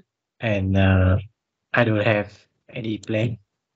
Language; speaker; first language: English; non-native, learner; Vietnamese